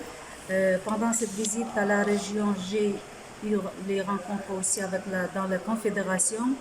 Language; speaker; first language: French; non-native, fluent; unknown